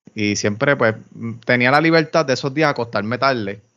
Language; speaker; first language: Spanish; native; Spanish